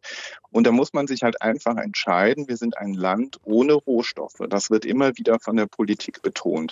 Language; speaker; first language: German; native; German